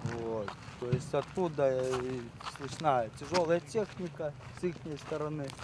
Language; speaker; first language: Russian; native; Russian